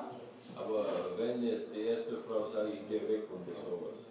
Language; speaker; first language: German; non-native, learner; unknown